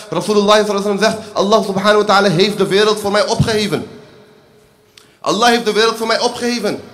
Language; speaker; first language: Dutch; early bilingual, other home language; Urdu